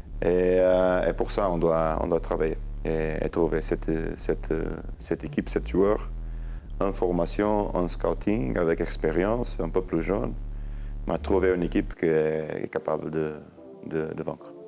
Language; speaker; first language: French; non-native, learner; Portuguese